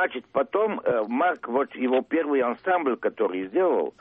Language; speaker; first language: Russian; early bilingual, heritage; Russian